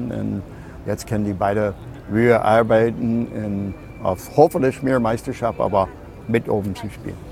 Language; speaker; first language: German; non-native, fluent; English